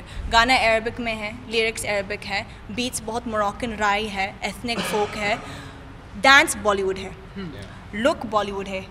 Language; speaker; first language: Hindi; non-native, fluent; Arabic